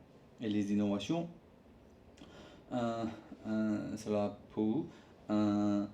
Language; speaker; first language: French; non-native, learner; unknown